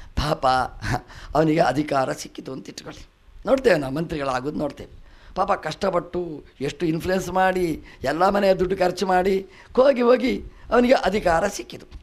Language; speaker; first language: Kannada; non-native, local second language; Tulu